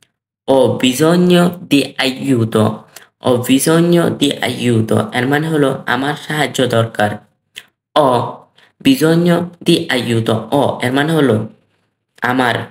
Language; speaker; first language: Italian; non-native, fluent; Bangla